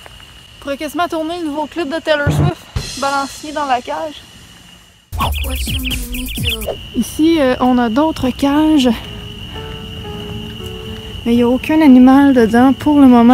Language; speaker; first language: French; native; French